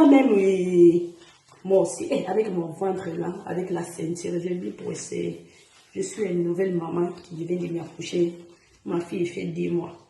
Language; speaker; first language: French; non-native, learner; Portuguese